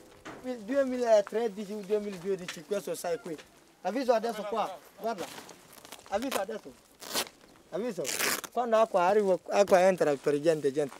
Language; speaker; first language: Italian; non-native, learner; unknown